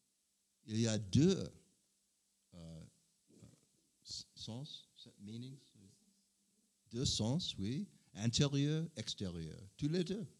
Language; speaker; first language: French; non-native, learner; English